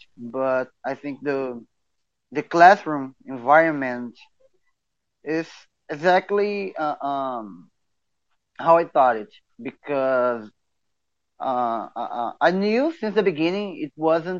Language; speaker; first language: English; non-native, fluent; Portuguese